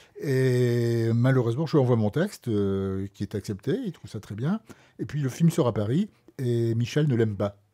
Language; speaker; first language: French; native; French